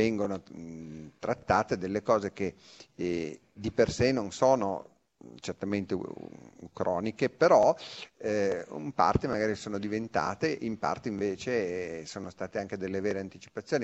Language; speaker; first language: Italian; native; Italian